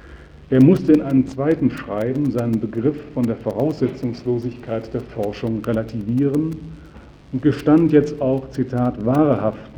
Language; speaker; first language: German; native; German